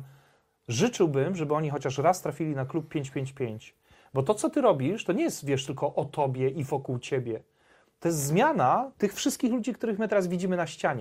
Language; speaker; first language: Polish; native; Polish